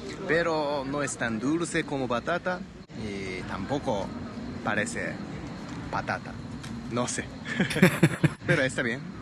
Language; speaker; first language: Spanish; non-native, fluent; Japanese